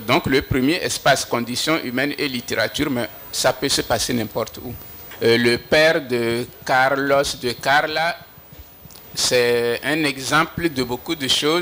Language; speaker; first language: French; non-native, local second language; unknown